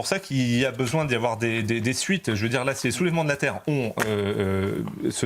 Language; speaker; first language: French; native; French